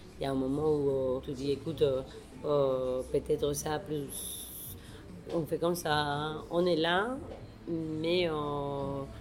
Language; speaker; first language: French; non-native, fluent; Spanish